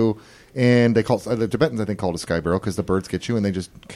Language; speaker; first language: English; native; English